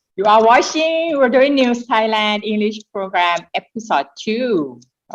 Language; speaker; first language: English; non-native, learner; Thai